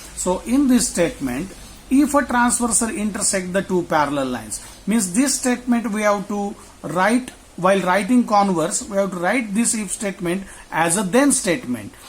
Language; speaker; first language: English; non-native, local second language; Marathi